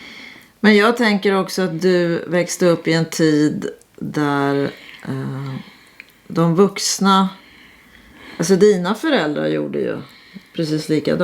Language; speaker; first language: Swedish; native; Swedish